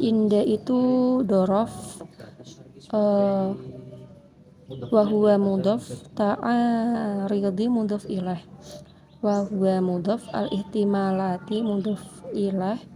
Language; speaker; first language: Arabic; non-native, learner; Indonesian